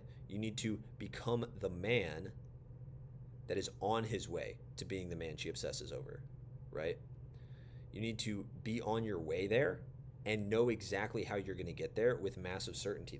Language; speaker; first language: English; native; English